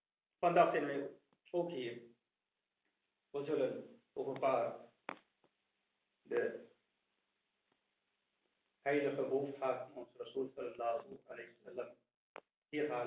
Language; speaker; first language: Dutch; non-native, fluent; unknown